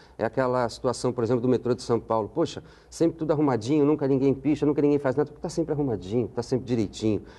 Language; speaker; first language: Portuguese; native; Portuguese